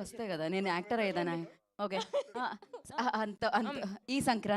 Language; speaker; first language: Telugu; native; Telugu